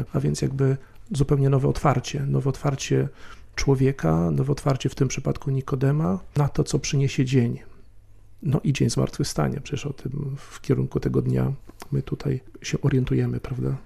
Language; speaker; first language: Polish; native; Polish